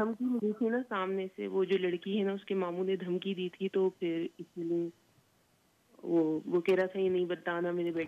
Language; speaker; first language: Hindi; native; Hindi